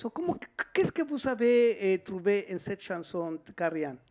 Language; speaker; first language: French; non-native, fluent; Spanish